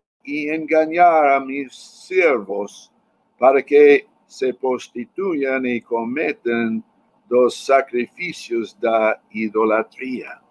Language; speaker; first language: Spanish; non-native, fluent; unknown